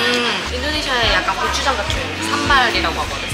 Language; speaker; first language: Korean; non-native, local second language; Indonesian